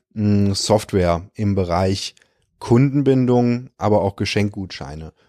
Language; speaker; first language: German; native; German